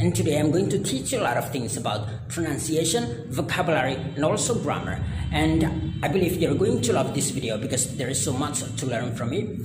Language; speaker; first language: English; non-native, fluent; Indonesian